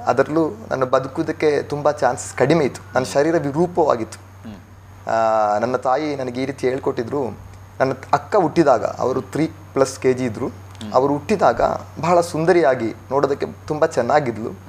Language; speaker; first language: Kannada; native; Kannada